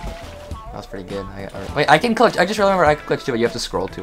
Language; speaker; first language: English; native; English